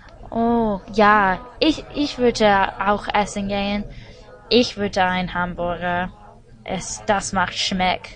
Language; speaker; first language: German; non-native, learner; English